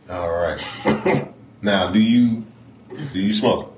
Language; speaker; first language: English; native; English